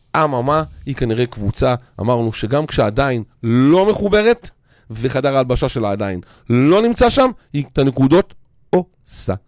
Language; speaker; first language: Hebrew; native; Hebrew